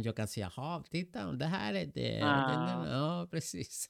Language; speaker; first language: Swedish; non-native, fluent; Spanish